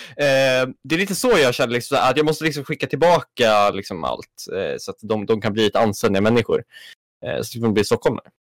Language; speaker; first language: Swedish; native; Swedish